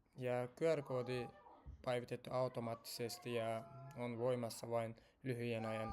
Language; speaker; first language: Finnish; non-native, learner; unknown